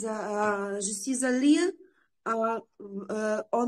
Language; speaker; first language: French; non-native, learner; Ukrainian